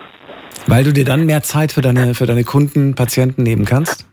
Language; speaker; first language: German; native; German